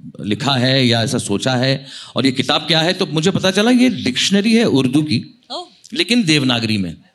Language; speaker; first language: Hindi; non-native, local second language; Marathi